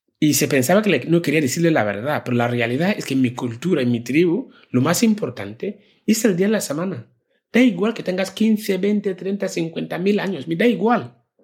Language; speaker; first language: Spanish; non-native, fluent; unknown